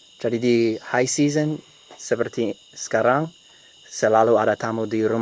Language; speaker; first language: Indonesian; non-native, learner; English